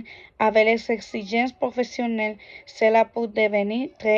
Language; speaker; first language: French; non-native, learner; Spanish